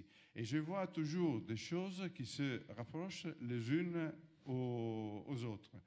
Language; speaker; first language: French; non-native, fluent; Italian